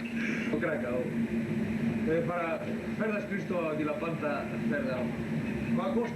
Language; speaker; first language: Icelandic; non-native, learner; Spanish